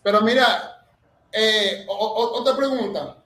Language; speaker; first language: Spanish; non-native, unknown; English